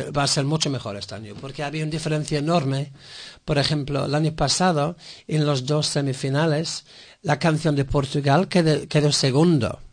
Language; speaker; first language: Spanish; non-native, fluent; English